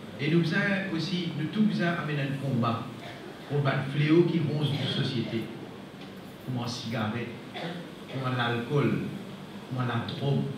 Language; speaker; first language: French; non-native, local second language; Morisyen